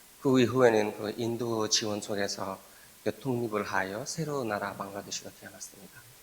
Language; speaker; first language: Korean; non-native, fluent; Bangla